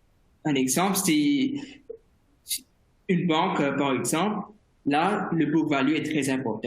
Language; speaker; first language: French; non-native, fluent; Morisyen